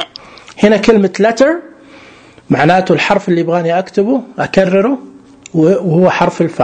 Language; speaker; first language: Arabic; native; Arabic